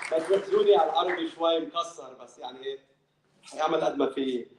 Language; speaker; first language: Arabic; early bilingual, other home language; English